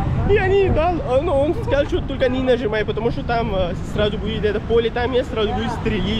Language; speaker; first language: Russian; non-native, learner; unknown